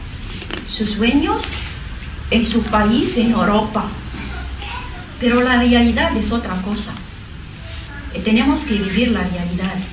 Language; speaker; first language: Spanish; non-native, learner; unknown